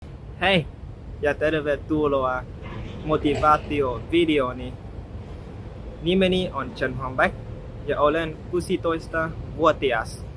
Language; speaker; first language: Finnish; non-native, fluent; Vietnamese